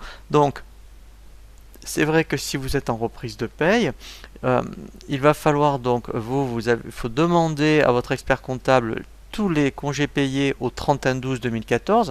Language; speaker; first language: French; native; French